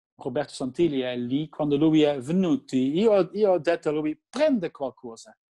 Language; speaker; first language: Italian; non-native, learner; Dutch